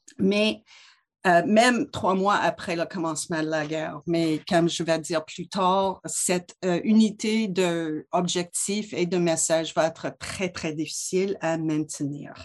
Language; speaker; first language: French; non-native, local second language; English